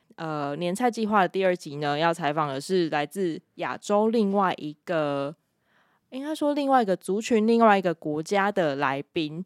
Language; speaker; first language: Chinese; native; Chinese